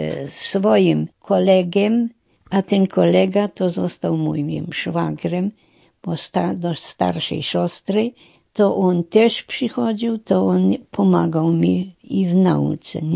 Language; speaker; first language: Polish; non-native, local second language; German